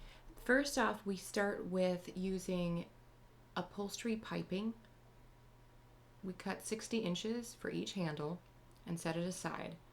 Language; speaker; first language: English; native; English